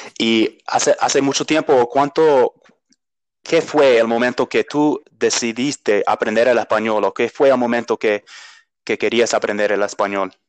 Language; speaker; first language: Spanish; non-native, fluent; English